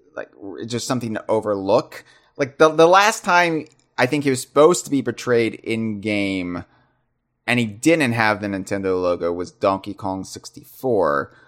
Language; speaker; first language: English; native; English